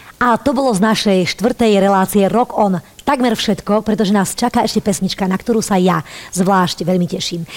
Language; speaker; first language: Slovak; native; Slovak